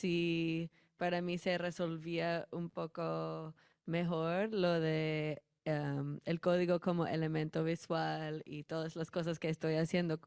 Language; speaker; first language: Spanish; non-native, fluent; English